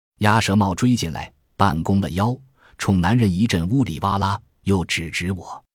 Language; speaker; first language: Chinese; native; Chinese